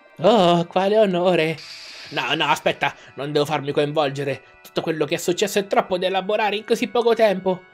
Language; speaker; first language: Italian; native; Italian